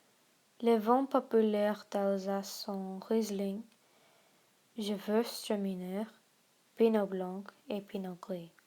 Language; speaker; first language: French; non-native, learner; English